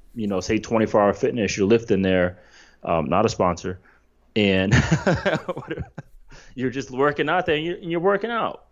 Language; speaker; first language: English; native; English